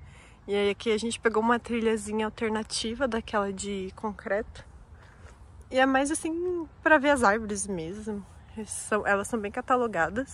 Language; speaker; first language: Portuguese; native; Portuguese